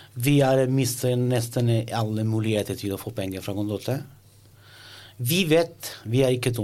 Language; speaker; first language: Norwegian; non-native, learner; Italian